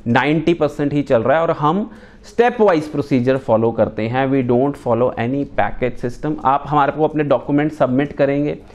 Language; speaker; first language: Hindi; non-native, local second language; Punjabi